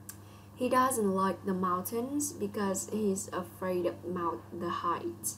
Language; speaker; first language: English; non-native, local second language; Vietnamese